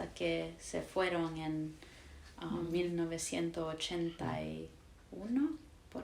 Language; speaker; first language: Spanish; early bilingual, heritage; English